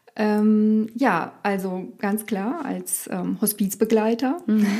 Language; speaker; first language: German; early bilingual, other home language; Romanian